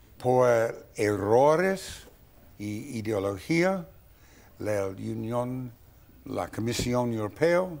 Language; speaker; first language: Spanish; non-native, fluent; English